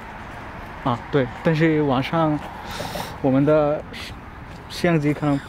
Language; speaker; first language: Chinese; non-native, learner; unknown